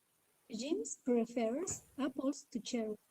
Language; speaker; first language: English; non-native, learner; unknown